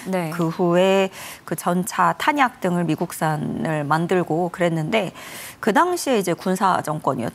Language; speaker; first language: Korean; native; Korean